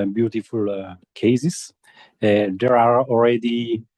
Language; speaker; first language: English; non-native, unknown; Italian